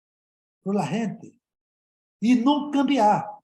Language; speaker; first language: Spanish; non-native, learner; Portuguese